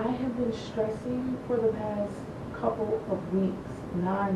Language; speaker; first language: English; native; English